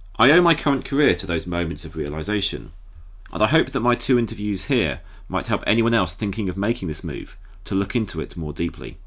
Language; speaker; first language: English; native; English